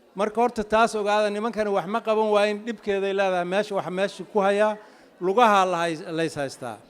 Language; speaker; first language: Somali; native; Somali